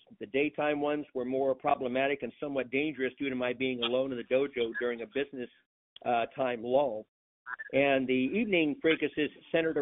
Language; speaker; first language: English; native; English